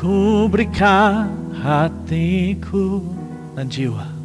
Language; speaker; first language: Indonesian; non-native, fluent; English